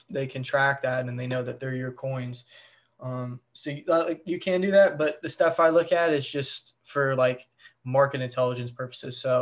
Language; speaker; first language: English; native; English